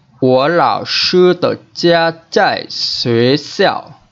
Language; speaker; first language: Chinese; non-native, fluent; Vietnamese